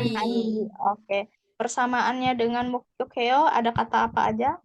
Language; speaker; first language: Indonesian; native; Indonesian